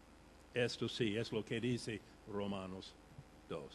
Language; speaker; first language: Spanish; non-native, fluent; English